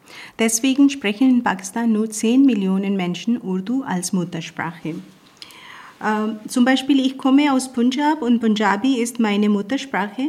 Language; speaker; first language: German; non-native, fluent; Punjabi